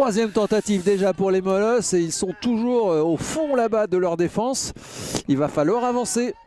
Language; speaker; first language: French; native; French